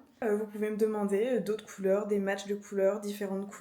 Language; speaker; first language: French; native; French